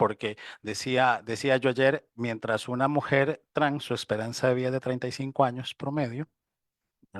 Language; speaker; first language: Spanish; native; Spanish